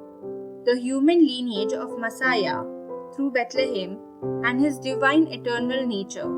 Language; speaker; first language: English; non-native, local second language; Malayalam